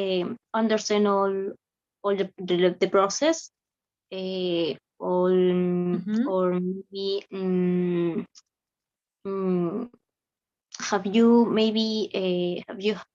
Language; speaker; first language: English; non-native, learner; Spanish